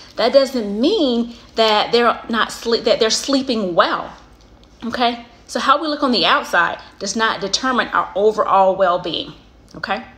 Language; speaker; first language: English; native; English